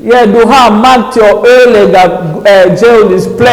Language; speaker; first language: Swedish; non-native, learner; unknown